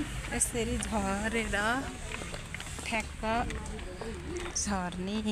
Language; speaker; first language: Nepali; native; Nepali